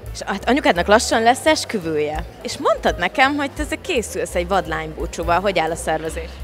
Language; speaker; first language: Hungarian; native; Hungarian